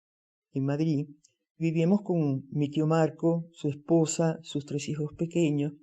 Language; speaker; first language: Spanish; native; Spanish